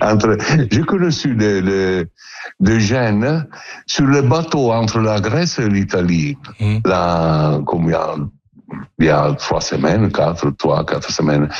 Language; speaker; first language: French; non-native, learner; Italian